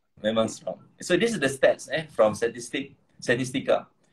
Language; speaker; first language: English; non-native, local second language; Malay